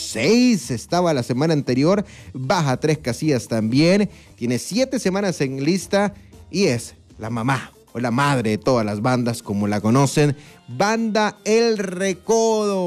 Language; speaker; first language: Spanish; native; Spanish